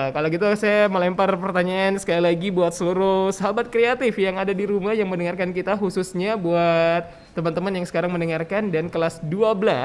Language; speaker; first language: Indonesian; native; Indonesian